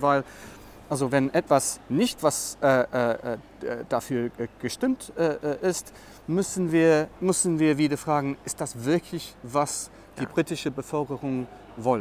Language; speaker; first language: German; non-native, learner; English